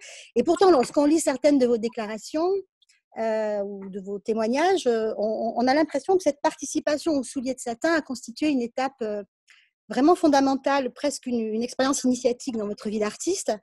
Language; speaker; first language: French; native; French